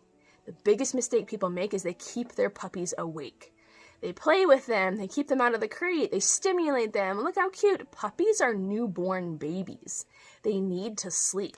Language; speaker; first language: English; native; English